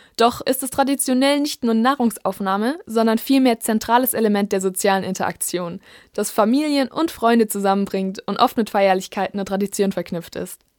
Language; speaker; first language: German; native; German